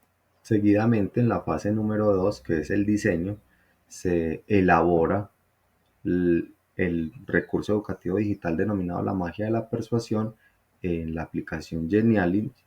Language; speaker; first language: Spanish; native; Spanish